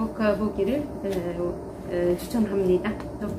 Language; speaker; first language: Korean; non-native, fluent; Turkish